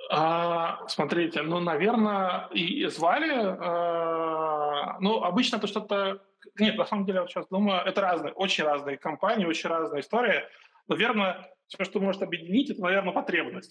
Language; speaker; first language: Russian; native; Russian